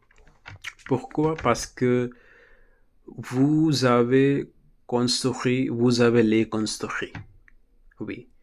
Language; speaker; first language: French; non-native, learner; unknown